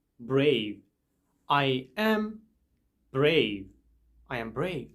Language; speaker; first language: English; non-native, fluent; Turkish